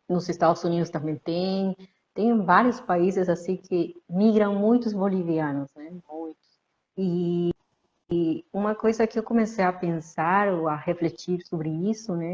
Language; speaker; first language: Portuguese; non-native, fluent; Spanish